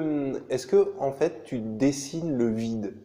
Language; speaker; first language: French; native; French